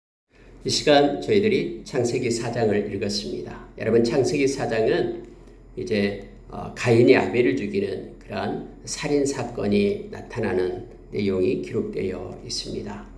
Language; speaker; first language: Korean; native; Korean